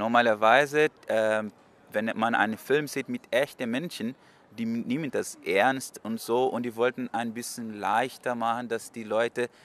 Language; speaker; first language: German; non-native, learner; Portuguese